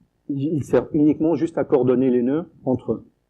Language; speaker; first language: French; native; French